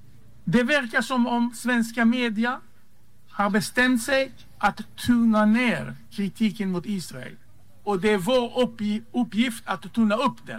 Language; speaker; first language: Swedish; non-native, fluent; Hebrew